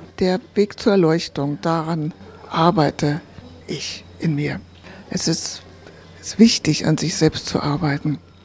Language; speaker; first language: German; native; German